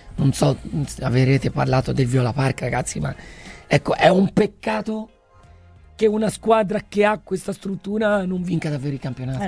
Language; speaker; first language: Italian; early bilingual, other home language; Arabic